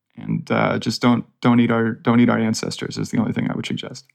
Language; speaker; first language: English; native; English